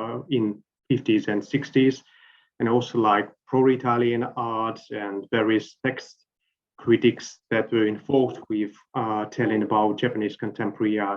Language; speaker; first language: English; non-native, fluent; Russian